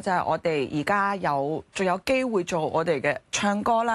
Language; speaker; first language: Cantonese; native; Cantonese